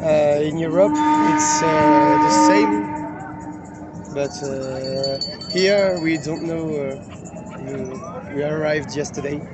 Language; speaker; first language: English; non-native, learner; French